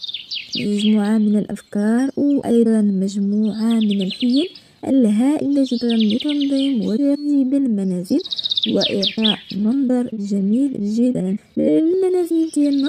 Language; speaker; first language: Arabic; native; Arabic